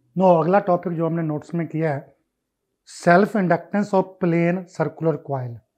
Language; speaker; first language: Hindi; non-native, local second language; Punjabi